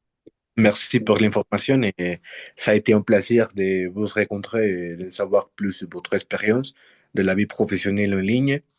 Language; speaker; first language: French; non-native, fluent; Spanish